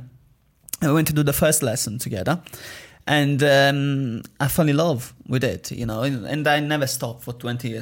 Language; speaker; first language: English; non-native, fluent; Italian